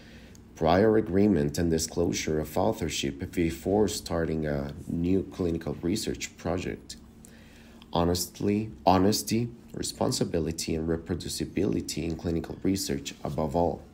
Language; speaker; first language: English; non-native, fluent; Spanish